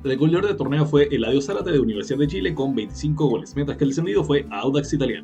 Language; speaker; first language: Spanish; native; Spanish